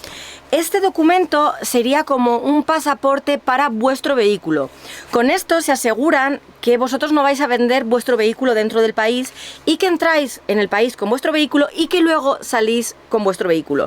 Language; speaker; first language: Spanish; native; Spanish